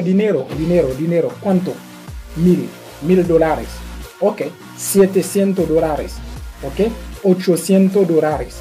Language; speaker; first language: Spanish; non-native, learner; Haitian Creole